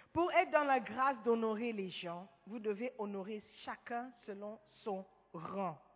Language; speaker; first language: French; non-native, fluent; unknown